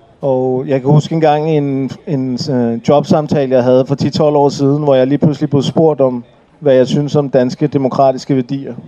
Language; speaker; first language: Danish; early bilingual, other home language; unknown